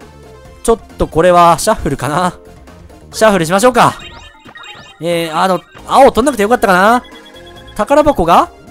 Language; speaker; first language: Japanese; native; Japanese